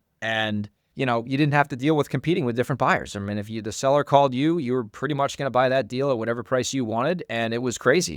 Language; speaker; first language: English; native; English